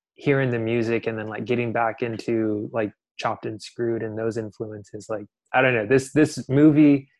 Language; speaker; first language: English; native; English